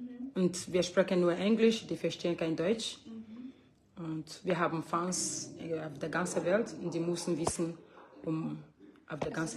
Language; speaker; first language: German; non-native, learner; English